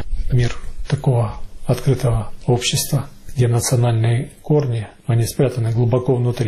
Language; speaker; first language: Russian; native; Russian